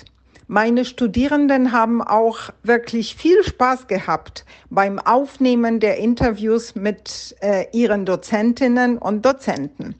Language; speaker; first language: German; non-native, fluent; Polish